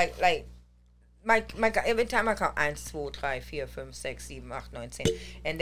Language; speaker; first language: English; non-native, fluent; German